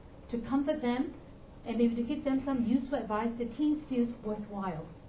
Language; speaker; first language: English; non-native, local second language; Cantonese